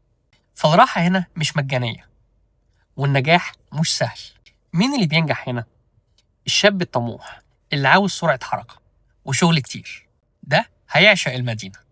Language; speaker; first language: Arabic; native; Arabic